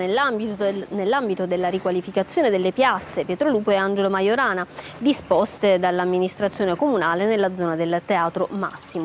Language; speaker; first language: Italian; native; Italian